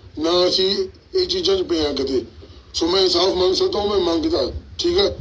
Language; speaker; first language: Punjabi; early bilingual, heritage; Punjabi